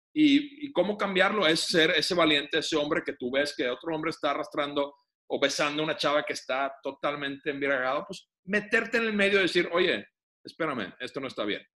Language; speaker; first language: Spanish; non-native, fluent; Finnish